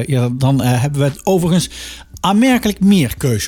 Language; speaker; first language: Dutch; native; Dutch